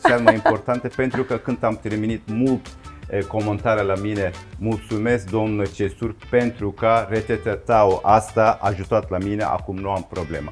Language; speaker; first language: Romanian; non-native, learner; Turkish